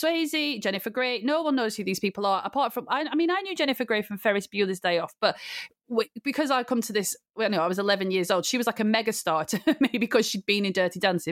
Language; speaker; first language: English; native; English